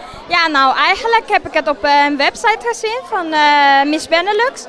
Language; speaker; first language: Dutch; non-native, fluent; Spanish